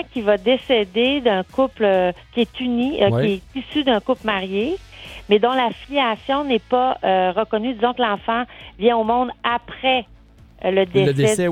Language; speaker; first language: French; native; French